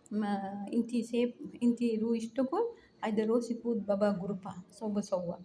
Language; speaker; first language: Arabic; non-native, learner; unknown